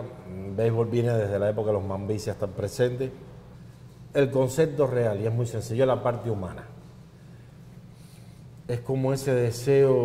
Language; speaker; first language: Spanish; native; Spanish